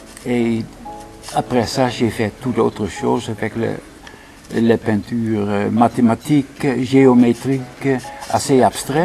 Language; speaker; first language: French; non-native, fluent; Dutch